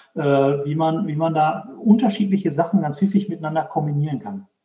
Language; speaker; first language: German; native; German